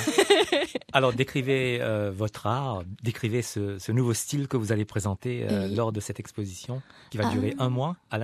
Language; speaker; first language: French; native; French